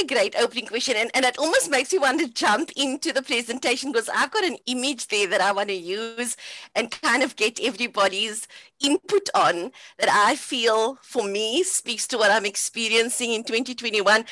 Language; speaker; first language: English; native; English